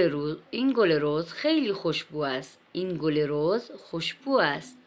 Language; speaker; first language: Persian; non-native, fluent; Urdu